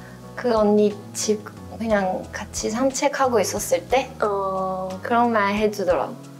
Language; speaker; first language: Korean; non-native, fluent; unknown